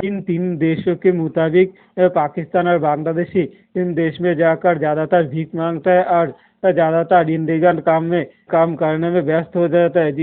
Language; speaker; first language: Hindi; non-native, local second language; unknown